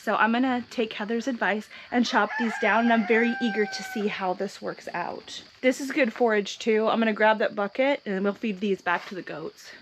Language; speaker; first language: English; native; English